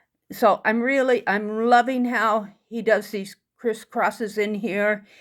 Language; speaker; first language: English; native; English